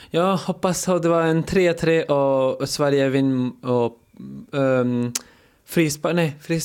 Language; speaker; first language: Swedish; early bilingual, heritage; French